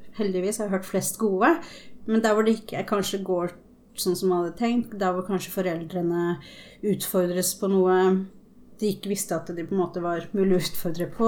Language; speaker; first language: Norwegian; early bilingual, other home language; Spanish